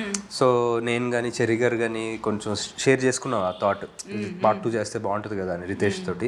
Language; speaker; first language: Telugu; native; Telugu